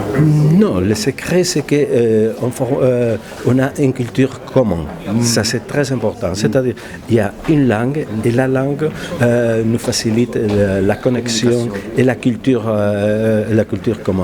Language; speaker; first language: French; non-native, fluent; Spanish